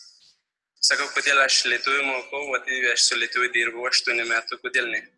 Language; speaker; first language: Lithuanian; non-native, learner; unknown